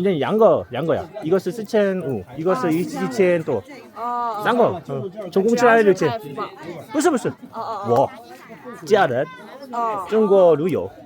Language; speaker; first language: Chinese; non-native, fluent; Korean